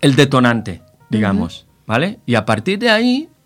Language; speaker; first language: Spanish; non-native, fluent; Hebrew